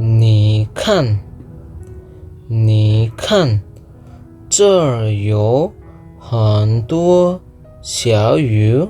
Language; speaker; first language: Chinese; non-native, fluent; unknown